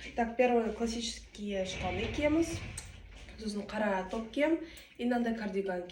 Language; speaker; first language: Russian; non-native, local second language; Kazakh